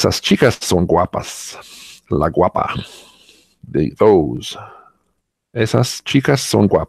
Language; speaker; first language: Spanish; non-native, learner; English